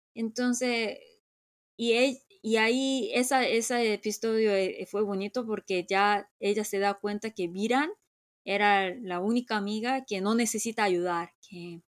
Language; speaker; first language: Spanish; non-native, fluent; Korean